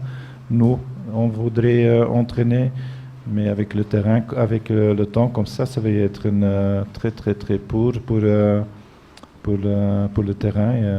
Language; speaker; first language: French; non-native, fluent; Dutch